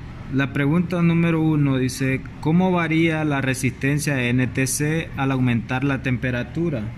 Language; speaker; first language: Spanish; native; Spanish